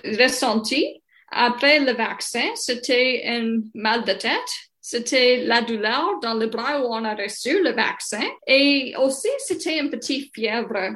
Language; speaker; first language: French; non-native, local second language; English